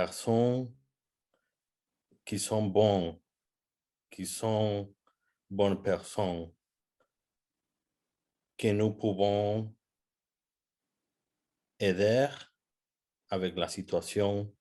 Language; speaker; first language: French; non-native, learner; Spanish